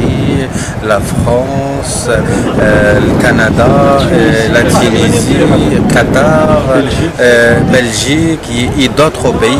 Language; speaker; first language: French; non-native, local second language; Arabic